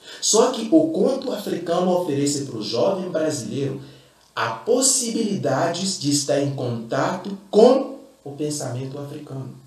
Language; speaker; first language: Portuguese; non-native, fluent; Fon